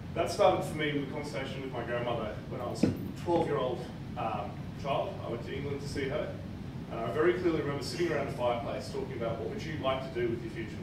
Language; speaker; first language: English; native; English